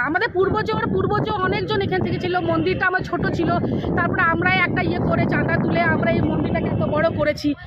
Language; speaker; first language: Bangla; non-native, local second language; Nepali